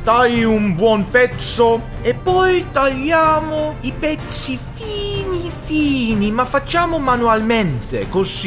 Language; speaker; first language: Italian; non-native, learner; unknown